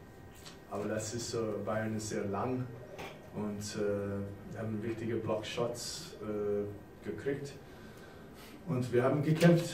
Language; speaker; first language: German; non-native, fluent; English